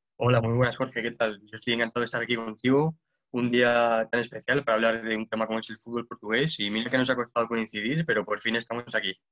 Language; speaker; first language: Spanish; native; Spanish